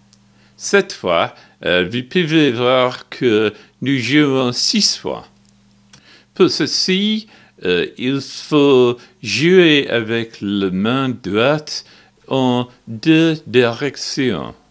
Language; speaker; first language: French; non-native, learner; English